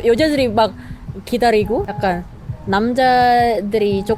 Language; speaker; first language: Korean; non-native, learner; Indonesian